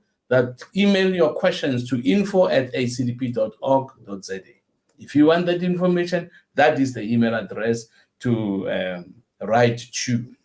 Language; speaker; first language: English; non-native, local second language; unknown